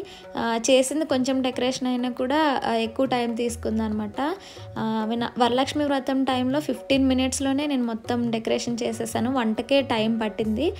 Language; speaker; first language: Telugu; native; Telugu